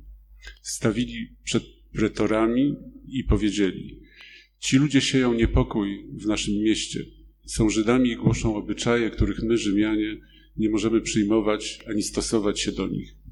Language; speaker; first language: Polish; native; Polish